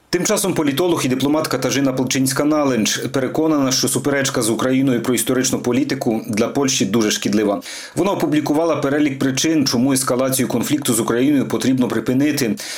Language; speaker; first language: Ukrainian; native; Ukrainian